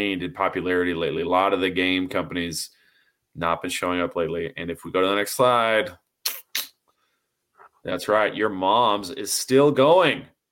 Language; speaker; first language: English; native; English